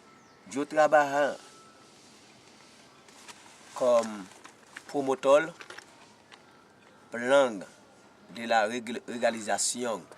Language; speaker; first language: Spanish; non-native, learner; Haitian Creole